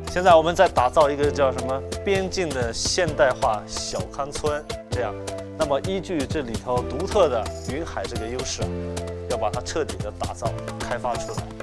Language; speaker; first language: Chinese; native; Chinese